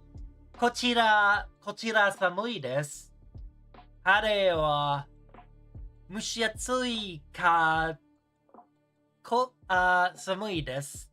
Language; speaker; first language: Japanese; non-native, learner; English